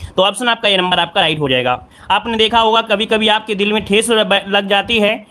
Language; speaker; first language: Hindi; native; Hindi